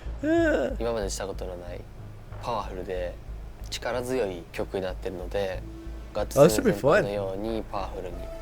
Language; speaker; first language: Japanese; native; Japanese